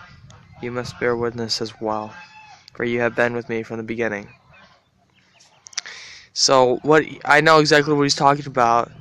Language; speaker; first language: English; native; English